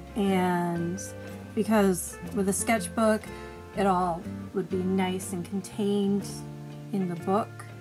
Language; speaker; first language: English; native; English